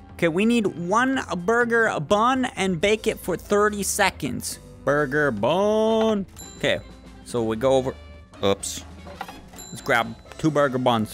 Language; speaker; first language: English; native; English